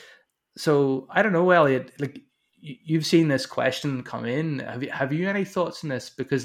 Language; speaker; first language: English; native; English